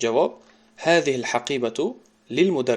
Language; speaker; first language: Arabic; non-native, fluent; Tajik